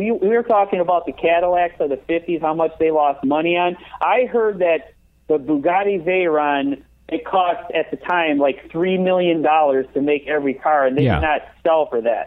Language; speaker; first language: English; native; English